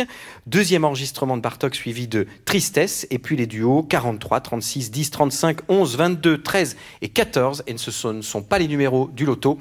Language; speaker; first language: French; native; French